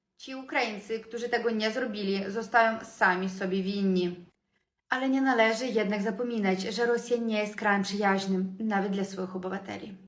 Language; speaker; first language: Polish; non-native, fluent; Ukrainian